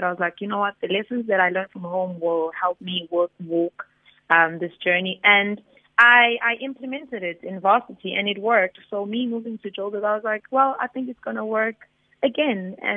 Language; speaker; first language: English; non-native, local second language; Zulu